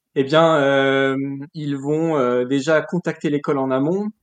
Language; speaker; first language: French; native; French